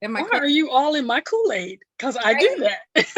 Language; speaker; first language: English; native; English